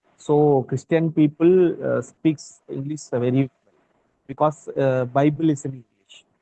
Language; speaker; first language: English; non-native, learner; Tamil